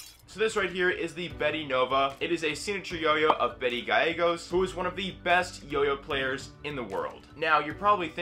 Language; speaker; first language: English; native; English